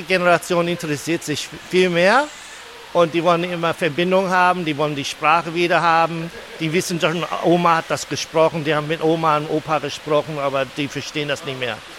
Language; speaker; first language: German; non-native, fluent; English